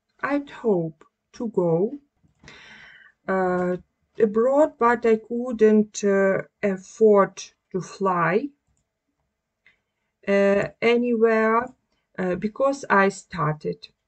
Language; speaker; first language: English; non-native, fluent; Ukrainian